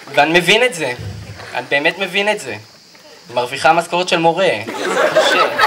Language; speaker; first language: Hebrew; native; Hebrew